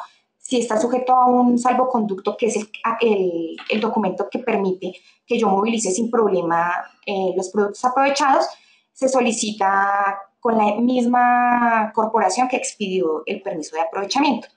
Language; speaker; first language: Spanish; native; Spanish